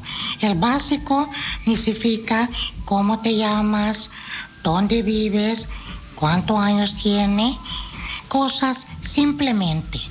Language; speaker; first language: Spanish; non-native, fluent; Dutch